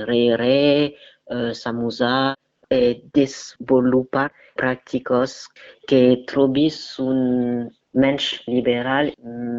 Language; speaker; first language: Catalan; non-native, learner; French